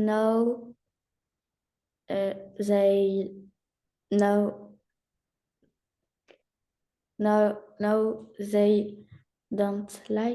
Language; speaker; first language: English; non-native, learner; French